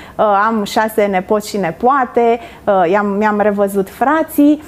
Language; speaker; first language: Romanian; native; Romanian